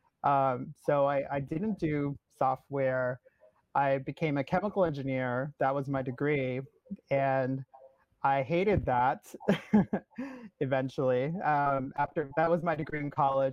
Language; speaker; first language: English; native; English